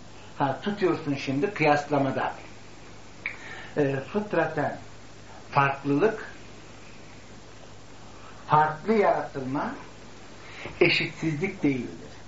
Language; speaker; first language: Turkish; native; Turkish